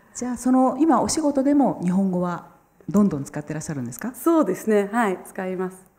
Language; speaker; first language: Japanese; native; Japanese